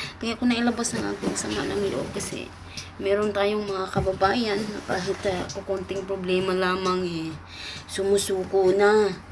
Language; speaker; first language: Filipino; non-native, local second language; Cebuano